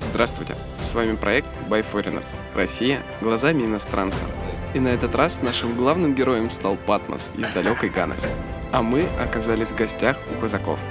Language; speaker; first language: Russian; native; Russian